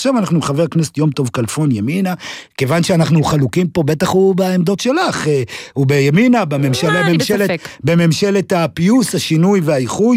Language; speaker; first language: Hebrew; native; Hebrew